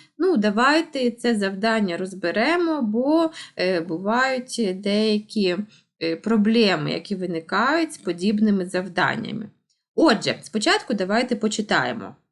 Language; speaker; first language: Ukrainian; non-native, local second language; Russian